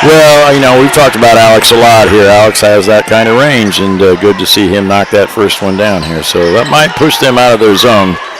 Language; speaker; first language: English; native; English